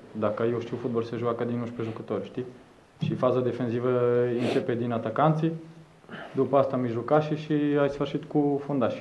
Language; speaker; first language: Romanian; non-native, learner; Bulgarian